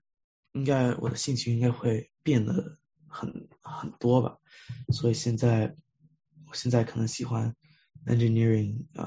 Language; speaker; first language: Chinese; early bilingual, heritage; Chinese